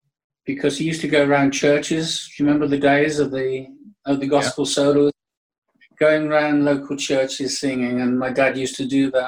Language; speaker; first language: English; native; English